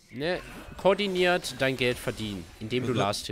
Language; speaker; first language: German; native; German